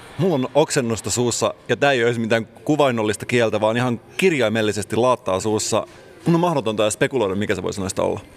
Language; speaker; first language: Finnish; native; Finnish